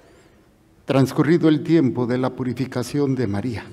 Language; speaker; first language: Spanish; native; Spanish